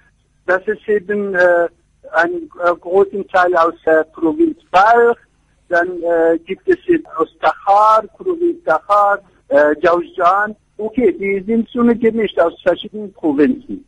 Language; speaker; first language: German; non-native, fluent; Persian